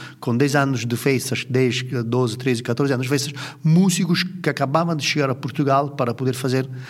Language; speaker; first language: Portuguese; non-native, fluent; Italian